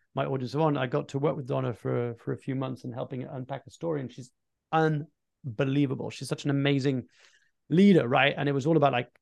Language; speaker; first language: English; early bilingual, other home language; French